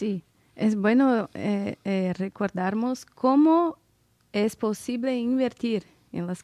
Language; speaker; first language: Spanish; non-native, fluent; Portuguese